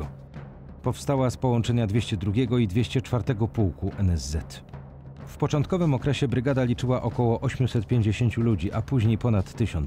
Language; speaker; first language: Polish; native; Polish